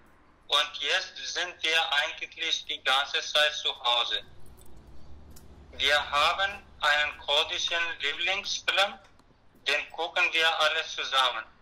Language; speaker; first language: German; non-native, learner; Kurdish